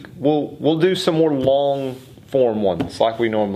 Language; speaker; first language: English; native; English